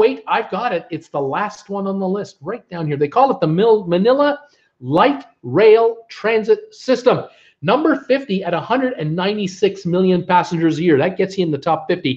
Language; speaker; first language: English; native; English